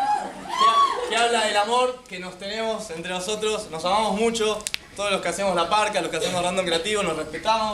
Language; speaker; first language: Spanish; native; Spanish